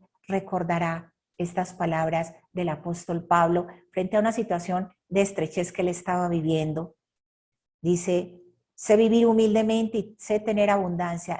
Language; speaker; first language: Spanish; native; Spanish